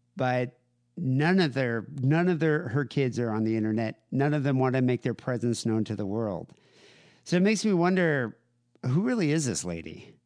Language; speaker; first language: English; native; English